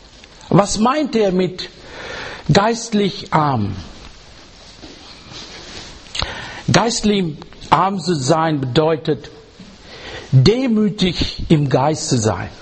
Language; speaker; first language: German; non-native, learner; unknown